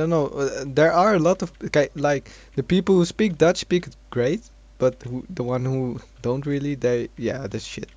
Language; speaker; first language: English; non-native, fluent; German